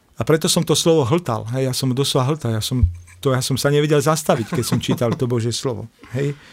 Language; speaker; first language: Slovak; native; Slovak